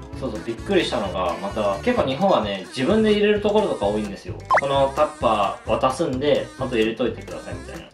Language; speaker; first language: Japanese; native; Japanese